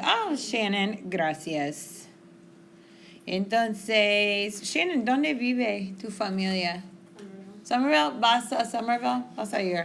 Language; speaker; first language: Spanish; non-native, fluent; English